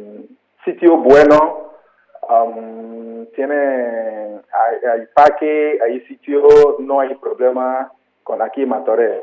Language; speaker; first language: Spanish; non-native, learner; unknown